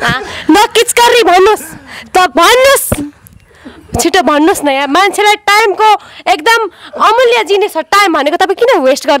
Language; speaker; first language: Nepali; native; Nepali